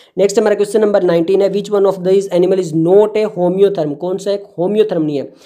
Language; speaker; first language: Hindi; native; Hindi